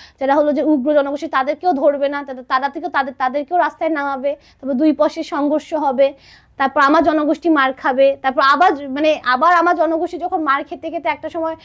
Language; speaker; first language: Bangla; non-native, local second language; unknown